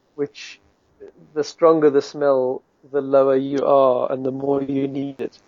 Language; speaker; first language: English; native; English